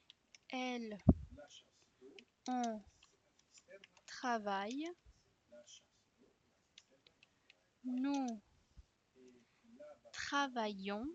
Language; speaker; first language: French; non-native, fluent; Spanish